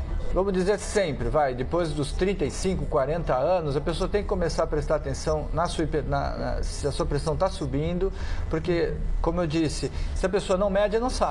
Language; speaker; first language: Portuguese; native; Portuguese